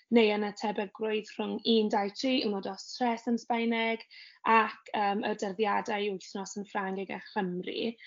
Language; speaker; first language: Welsh; non-native, learner; English